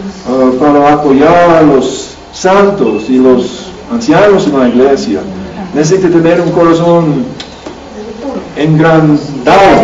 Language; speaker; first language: Spanish; non-native, learner; English